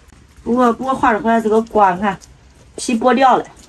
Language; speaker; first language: Chinese; native; Chinese